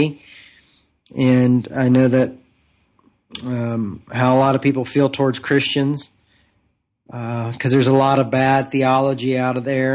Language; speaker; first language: English; native; English